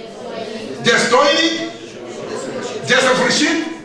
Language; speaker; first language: Romanian; non-native, learner; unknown